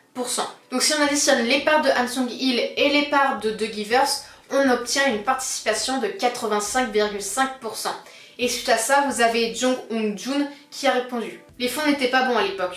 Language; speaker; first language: French; native; French